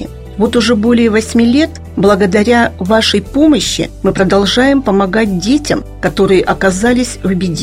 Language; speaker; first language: Russian; native; Russian